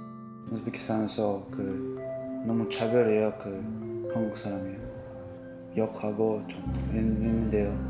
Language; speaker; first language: Korean; non-native, learner; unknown